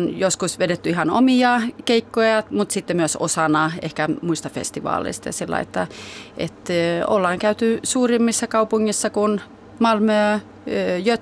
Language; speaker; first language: Finnish; early bilingual, heritage; Finnish